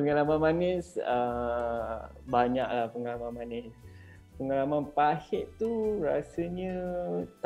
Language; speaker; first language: Malay; native; Malay